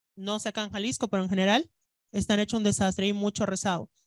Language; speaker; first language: Spanish; native; Spanish